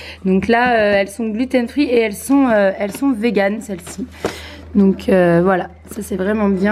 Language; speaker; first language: French; native; French